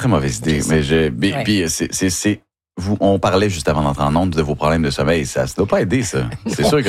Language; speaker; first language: French; native; French